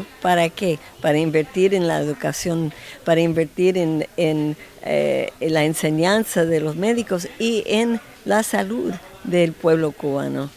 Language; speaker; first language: Spanish; non-native, fluent; English